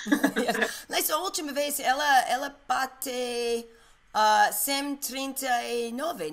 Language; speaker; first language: Portuguese; non-native, learner; English